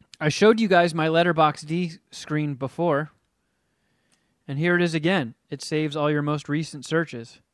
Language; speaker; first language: English; native; English